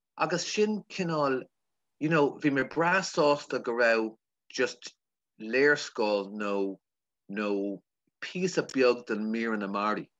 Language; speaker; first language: Irish; non-native, local second language; English